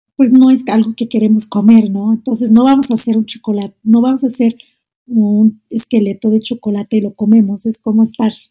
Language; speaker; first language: Spanish; non-native, fluent; Arabic